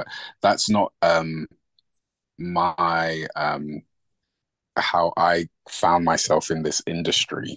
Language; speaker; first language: English; native; English